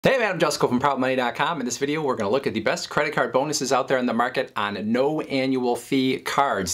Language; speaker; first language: English; native; English